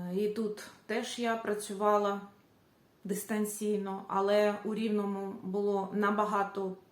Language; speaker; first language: Ukrainian; native; Ukrainian